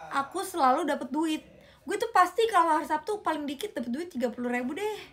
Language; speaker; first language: Indonesian; native; Indonesian